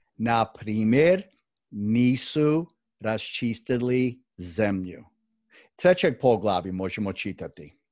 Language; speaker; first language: Croatian; early bilingual, heritage; Croatian